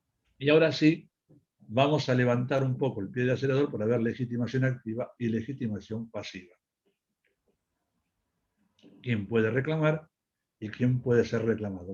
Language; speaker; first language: Spanish; native; Spanish